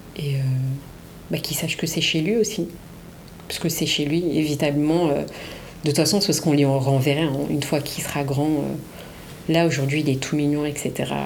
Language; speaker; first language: French; early bilingual, other home language; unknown